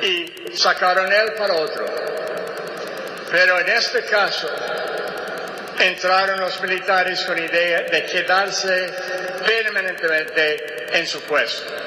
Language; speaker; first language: Spanish; non-native, fluent; English